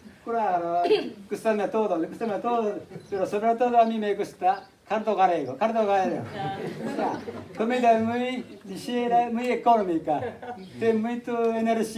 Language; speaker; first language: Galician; non-native, fluent; Japanese